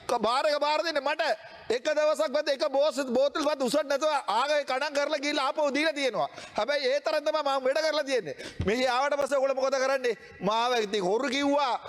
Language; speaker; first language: Sinhala; non-native, local second language; Tamil